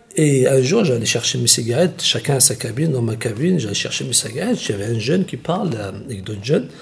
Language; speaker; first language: French; non-native, local second language; Kabyle